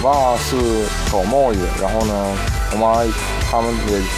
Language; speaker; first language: Chinese; native; Chinese